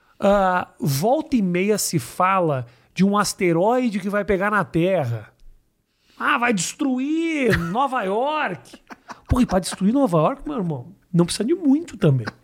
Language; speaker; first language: Portuguese; native; Portuguese